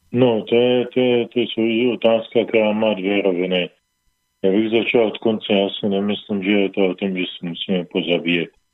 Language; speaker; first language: Czech; native; Czech